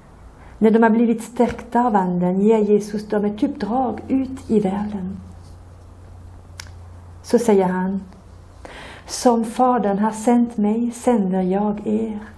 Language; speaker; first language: Swedish; non-native, fluent; French